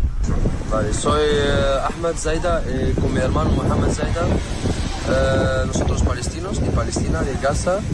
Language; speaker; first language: Spanish; non-native, learner; Arabic